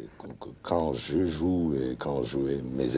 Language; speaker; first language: French; non-native, learner; Russian